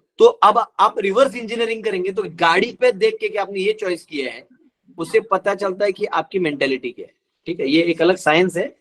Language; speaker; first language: Hindi; non-native, local second language; Marathi